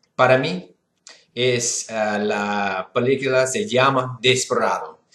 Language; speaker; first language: Spanish; non-native, learner; English